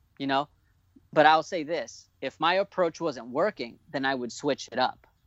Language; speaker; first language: English; native; English